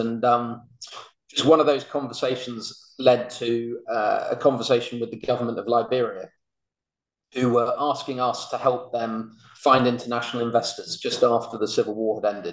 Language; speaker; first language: English; native; English